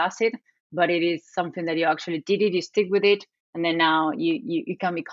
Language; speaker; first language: English; non-native, fluent; Spanish